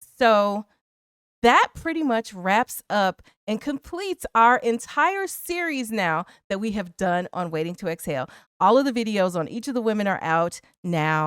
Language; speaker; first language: English; native; English